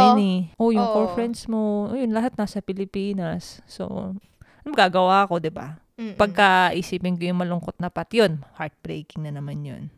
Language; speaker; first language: Filipino; native; Filipino